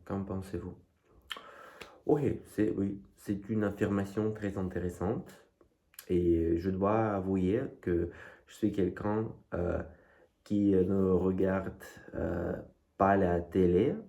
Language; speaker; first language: French; non-native, fluent; Russian